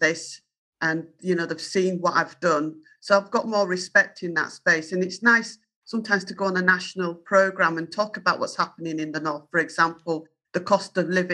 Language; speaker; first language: English; native; English